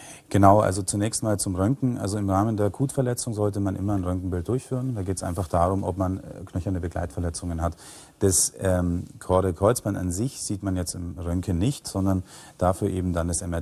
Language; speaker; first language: German; native; German